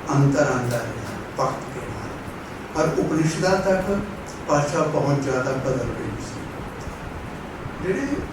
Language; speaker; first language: Hindi; non-native, local second language; Punjabi